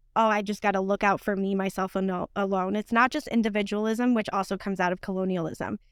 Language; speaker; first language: English; non-native, fluent; Spanish